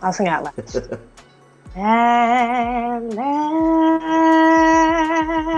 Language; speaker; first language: English; native; English